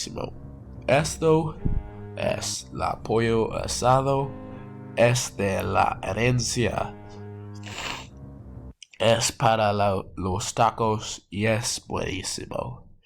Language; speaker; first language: Spanish; non-native, learner; English